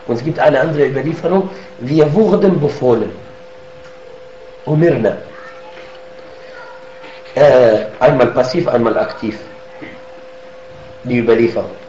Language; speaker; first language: German; non-native, fluent; Arabic